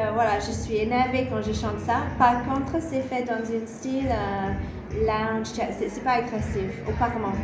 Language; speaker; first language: French; non-native, fluent; English